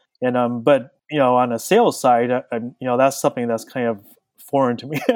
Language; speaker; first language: English; native; English